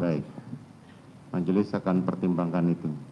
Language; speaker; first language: Indonesian; native; Indonesian